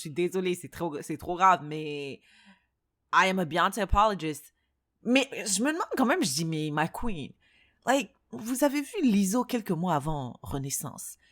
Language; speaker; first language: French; non-native, local second language; Soninke